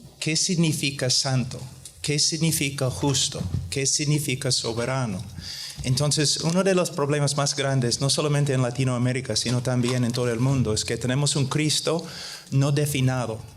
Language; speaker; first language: Spanish; non-native, fluent; English